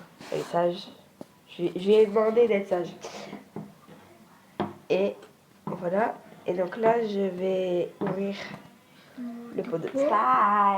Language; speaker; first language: French; native; French